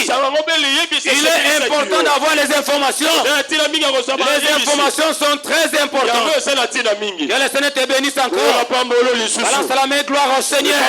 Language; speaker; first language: French; non-native, local second language; Lingala